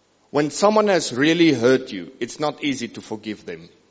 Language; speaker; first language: English; non-native, local second language; Afrikaans